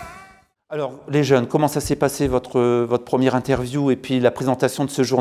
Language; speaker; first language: French; native; French